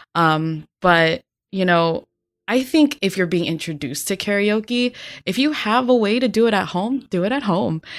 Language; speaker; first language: English; early bilingual, other home language; Filipino